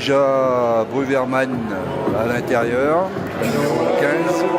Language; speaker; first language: French; native; French